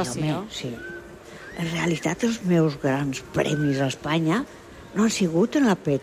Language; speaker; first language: Catalan; non-native, local second language; Spanish